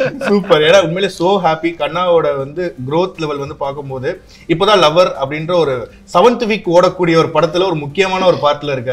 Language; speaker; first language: Tamil; native; Tamil